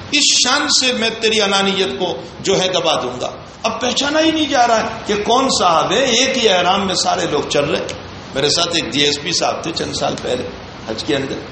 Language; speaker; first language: Urdu; native; Urdu